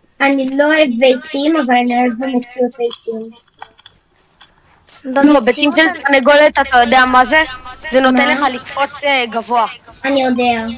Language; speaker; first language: Hebrew; native; Hebrew